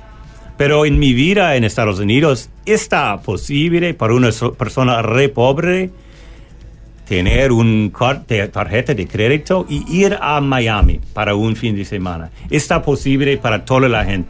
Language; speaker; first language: Spanish; non-native, learner; English